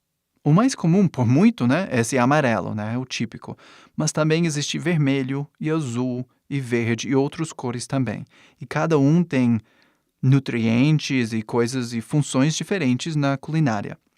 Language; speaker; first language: Portuguese; non-native, fluent; English